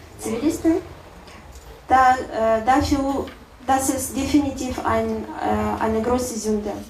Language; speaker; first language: German; non-native, learner; Russian